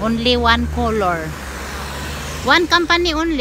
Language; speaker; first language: English; non-native, local second language; Filipino